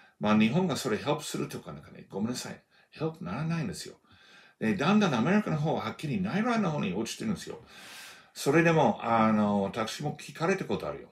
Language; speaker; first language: Japanese; non-native, fluent; English